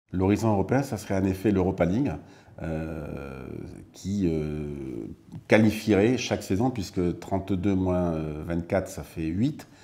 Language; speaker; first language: French; native; French